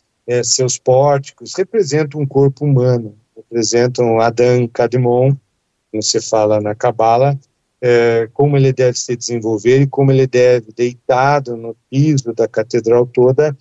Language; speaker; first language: Portuguese; native; Portuguese